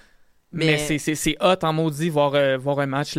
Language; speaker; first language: French; native; French